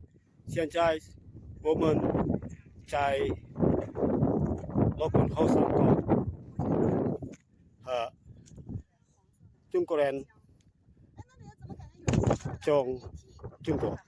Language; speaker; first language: Chinese; non-native, learner; Indonesian